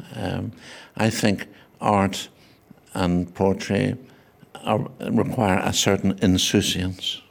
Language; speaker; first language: English; native; English